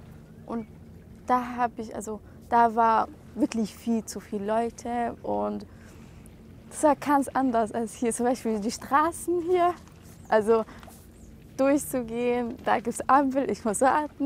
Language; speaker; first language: German; non-native, learner; Arabic